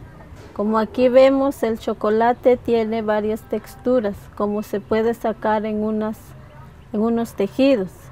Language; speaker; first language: Spanish; non-native, local second language; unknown